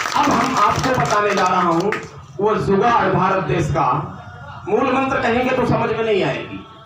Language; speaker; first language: Hindi; native; Hindi